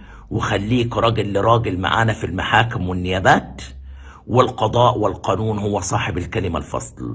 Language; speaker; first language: Arabic; native; Arabic